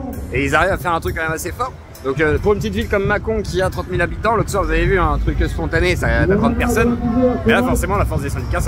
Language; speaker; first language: French; native; French